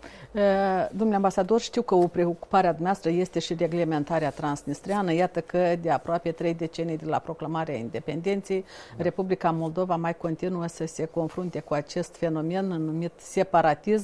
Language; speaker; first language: Romanian; native; Romanian